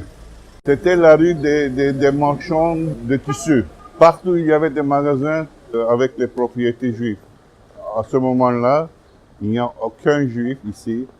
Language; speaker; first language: French; non-native, fluent; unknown